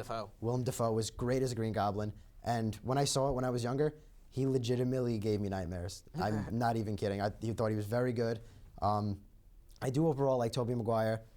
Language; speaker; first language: English; native; English